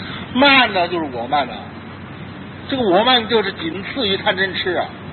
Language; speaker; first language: Chinese; native; Chinese